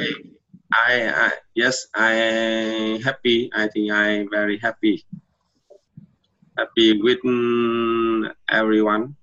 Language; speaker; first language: English; non-native, learner; Vietnamese